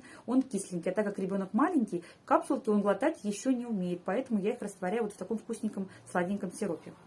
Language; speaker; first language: Russian; native; Russian